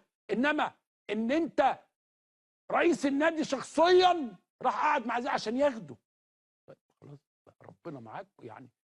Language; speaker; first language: Arabic; native; Arabic